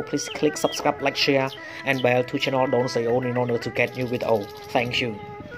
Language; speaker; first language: English; non-native, fluent; Khmer